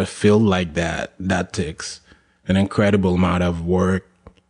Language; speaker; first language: English; non-native, fluent; Haitian Creole